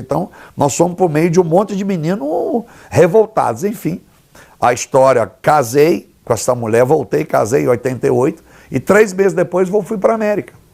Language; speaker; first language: Portuguese; native; Portuguese